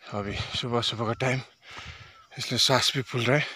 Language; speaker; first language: Hindi; non-native, local second language; Nepali